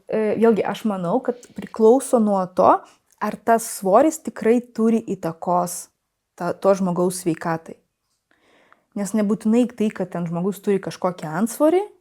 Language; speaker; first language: Lithuanian; non-native, local second language; Russian